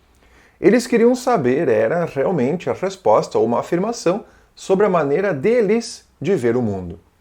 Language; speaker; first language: Portuguese; native; Portuguese